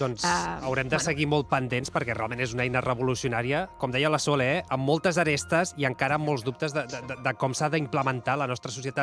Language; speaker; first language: Catalan; native; Catalan